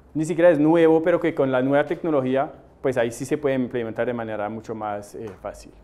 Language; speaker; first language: Spanish; non-native, fluent; French